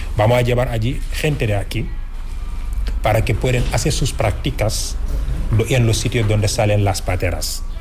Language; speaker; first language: Spanish; non-native, fluent; Wolof